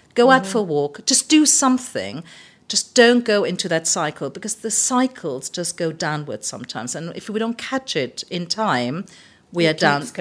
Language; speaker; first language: English; early bilingual, other home language; German